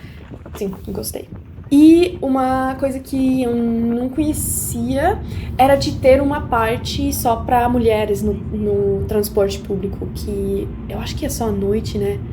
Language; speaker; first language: Portuguese; non-native, fluent; German